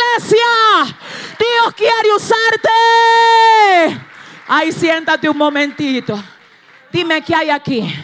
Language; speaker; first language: Spanish; native; Spanish